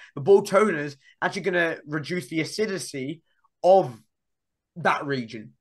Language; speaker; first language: English; native; English